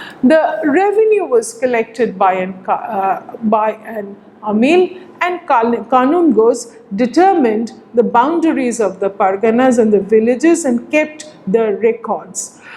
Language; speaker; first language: English; non-native, local second language; Bangla